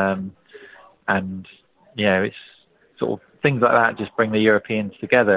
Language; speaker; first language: English; native; English